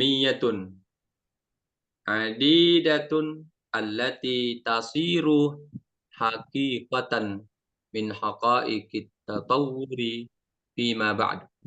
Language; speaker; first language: Arabic; non-native, learner; Indonesian